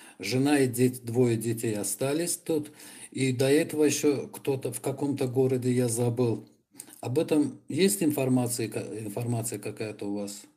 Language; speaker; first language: Russian; non-native, local second language; Azerbaijani